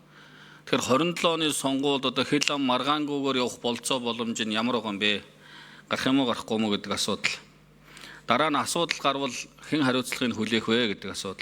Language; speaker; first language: Mongolian; native; Mongolian